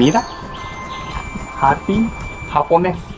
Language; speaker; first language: Spanish; non-native, learner; Japanese